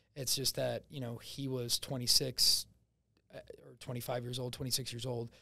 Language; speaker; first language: English; native; English